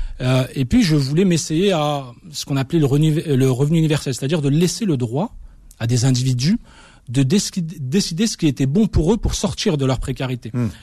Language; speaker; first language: French; early bilingual, other home language; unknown